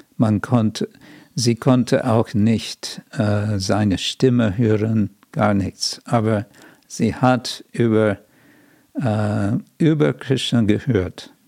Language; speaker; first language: German; non-native, fluent; English